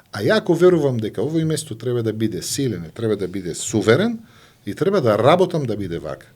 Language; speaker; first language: Macedonian; non-native, fluent; Arabic